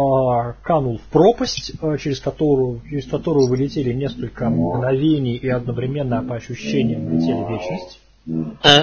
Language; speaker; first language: Russian; native; Russian